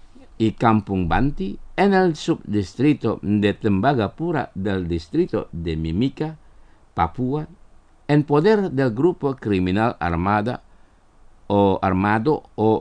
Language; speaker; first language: Spanish; non-native, fluent; Indonesian